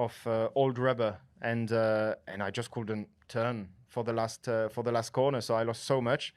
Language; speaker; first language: English; non-native, fluent; French